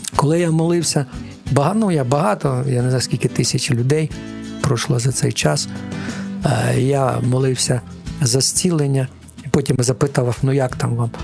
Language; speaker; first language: Ukrainian; non-native, local second language; Russian